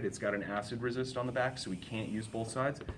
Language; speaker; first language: English; native; English